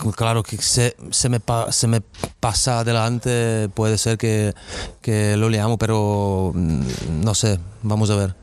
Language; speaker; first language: Spanish; non-native, fluent; Czech